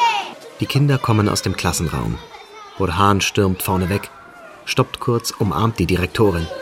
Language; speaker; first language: German; native; German